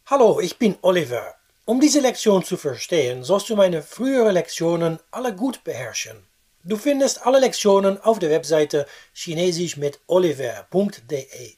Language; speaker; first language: German; non-native, fluent; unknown